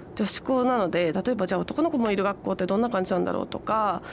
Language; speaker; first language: Japanese; native; Japanese